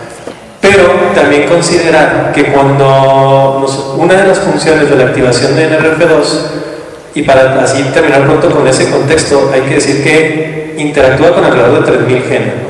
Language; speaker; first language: Spanish; native; Spanish